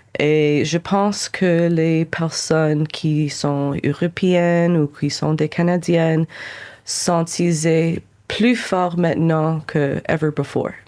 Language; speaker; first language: French; non-native, local second language; English